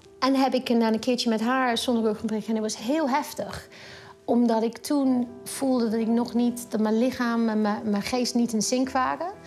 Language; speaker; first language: Dutch; non-native, fluent; English